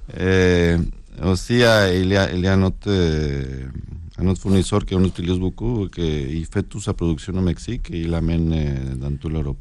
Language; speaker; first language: French; non-native, learner; Spanish